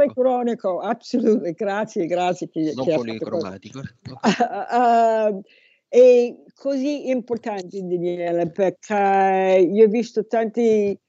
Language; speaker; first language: Italian; non-native, learner; English